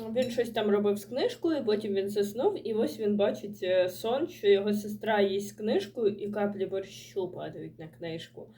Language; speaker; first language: Ukrainian; non-native, local second language; Russian